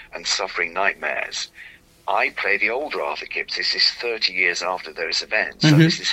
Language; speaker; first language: English; native; English